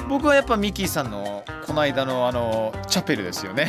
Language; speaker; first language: Japanese; early bilingual, heritage; Japanese